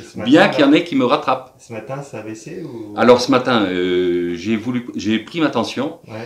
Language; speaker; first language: French; native; French